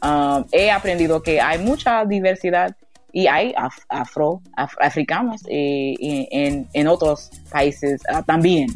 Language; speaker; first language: Spanish; non-native, learner; English